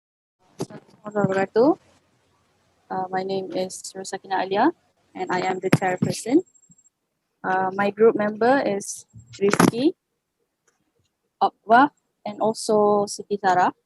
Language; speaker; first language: English; non-native, fluent; Malay